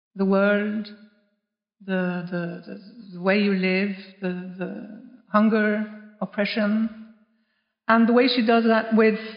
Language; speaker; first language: English; non-native, fluent; Norwegian